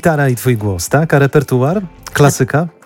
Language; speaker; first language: Polish; native; Polish